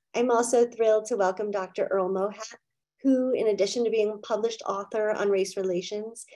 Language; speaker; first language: English; native; English